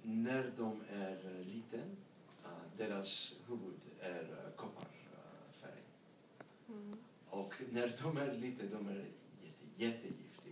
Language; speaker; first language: Swedish; non-native, learner; English